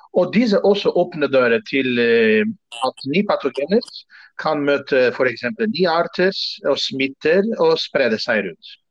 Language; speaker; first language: Norwegian; non-native, fluent; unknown